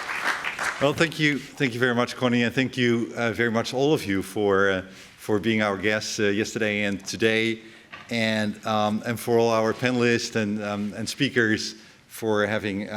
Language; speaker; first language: English; non-native, fluent; Dutch